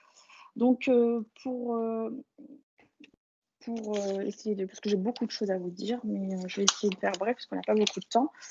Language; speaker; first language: French; native; French